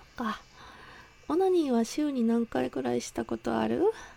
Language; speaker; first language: Japanese; native; Japanese